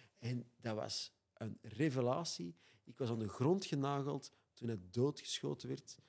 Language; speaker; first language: Dutch; native; Dutch